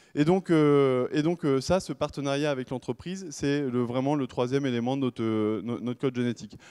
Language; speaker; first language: French; native; French